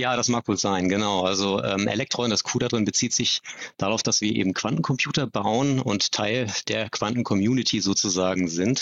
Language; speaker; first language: German; native; German